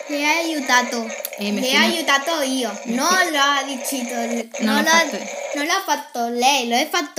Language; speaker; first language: Italian; non-native, learner; Spanish